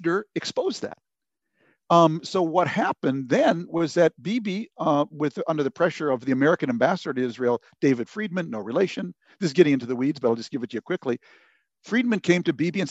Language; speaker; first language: English; native; English